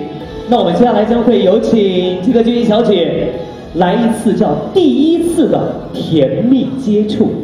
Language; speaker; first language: Chinese; native; Chinese